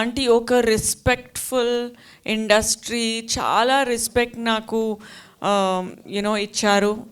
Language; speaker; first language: Telugu; non-native, learner; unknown